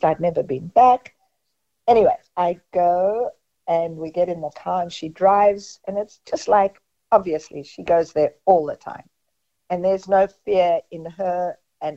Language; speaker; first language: English; native; English